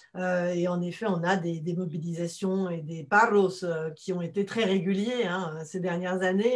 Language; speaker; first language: French; native; French